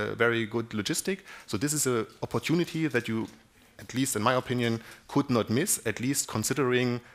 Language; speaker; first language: English; non-native, fluent; German